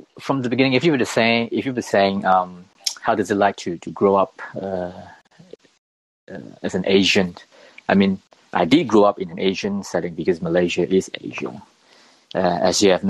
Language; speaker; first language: English; non-native, local second language; Cantonese